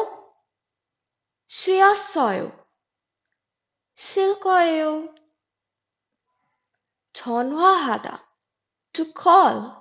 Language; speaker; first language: Korean; non-native, fluent; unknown